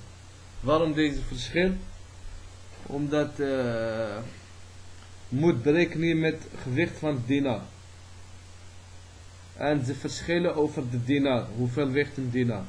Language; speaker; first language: Dutch; early bilingual, other home language; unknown